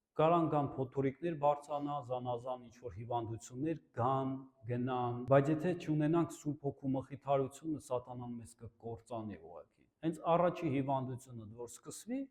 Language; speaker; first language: Armenian; native; Armenian